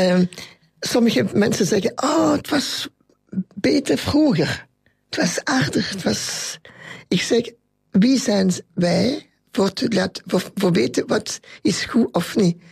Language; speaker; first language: Dutch; non-native, local second language; French